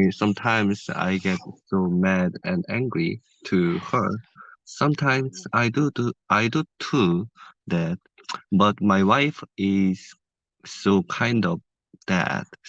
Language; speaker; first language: English; non-native, learner; Korean